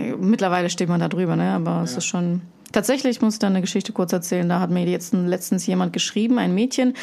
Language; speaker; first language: German; early bilingual, other home language; Russian